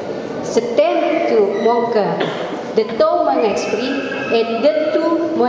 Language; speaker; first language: French; non-native, learner; Indonesian